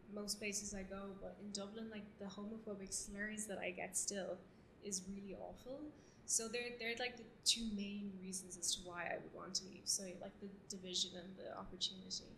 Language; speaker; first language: English; native; English